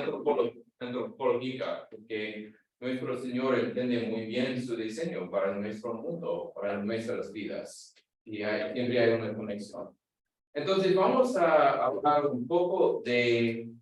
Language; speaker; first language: Spanish; non-native, fluent; English